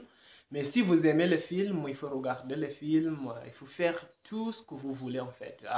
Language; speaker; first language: French; non-native, fluent; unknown